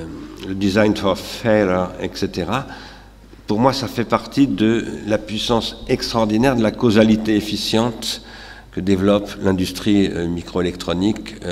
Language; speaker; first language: French; native; French